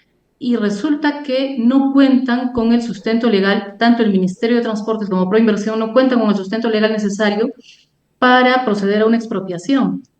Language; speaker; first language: Spanish; native; Spanish